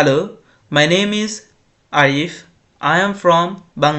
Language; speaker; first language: English; non-native, fluent; Bangla